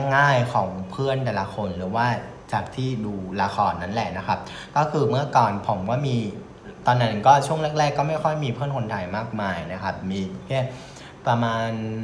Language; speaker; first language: Thai; non-native, fluent; Vietnamese